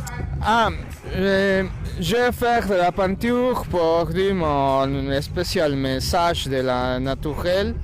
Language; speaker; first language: French; non-native, learner; Spanish